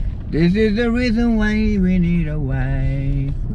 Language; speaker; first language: English; non-native, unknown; Korean